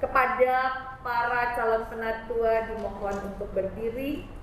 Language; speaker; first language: Indonesian; native; Indonesian